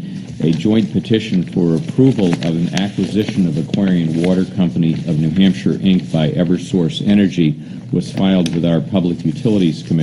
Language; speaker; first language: English; native; English